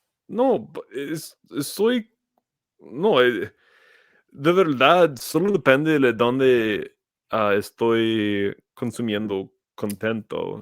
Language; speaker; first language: Spanish; non-native, fluent; English